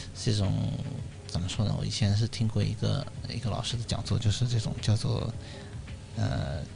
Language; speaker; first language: Chinese; native; Chinese